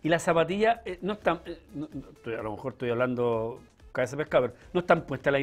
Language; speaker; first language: Spanish; native; Spanish